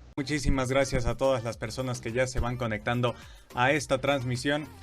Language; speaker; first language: Spanish; native; Spanish